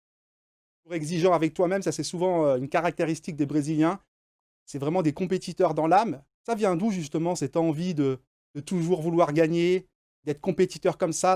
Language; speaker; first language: French; native; French